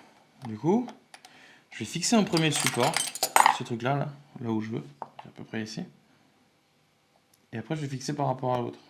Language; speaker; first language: French; native; French